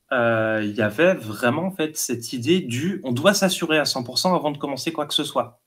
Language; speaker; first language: French; native; French